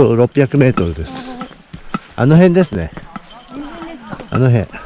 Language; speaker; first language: Japanese; native; Japanese